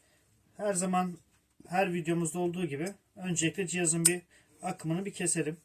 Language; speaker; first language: Turkish; native; Turkish